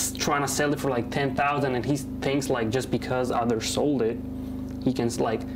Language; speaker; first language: English; non-native, fluent; Georgian